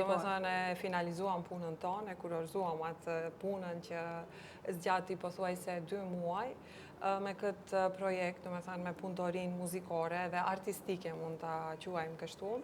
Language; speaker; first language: Albanian; native; Albanian